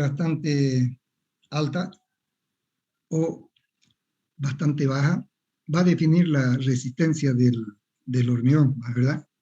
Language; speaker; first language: Spanish; native; Spanish